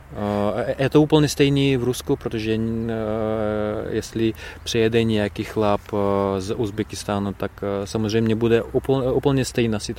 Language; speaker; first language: Czech; non-native, fluent; Russian